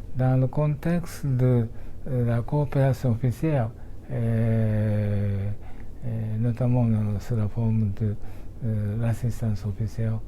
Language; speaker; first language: French; non-native, fluent; Japanese